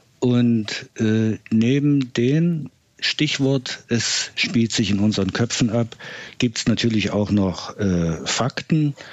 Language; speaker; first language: German; native; German